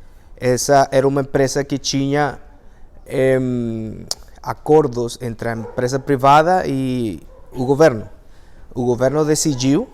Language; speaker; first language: Portuguese; non-native, fluent; Spanish